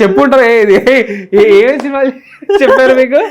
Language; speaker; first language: Telugu; native; Telugu